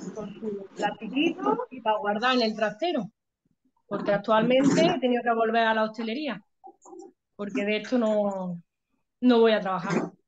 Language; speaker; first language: Spanish; native; Spanish